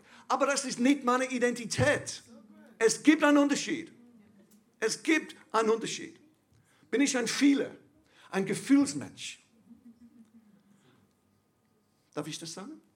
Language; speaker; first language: German; non-native, fluent; English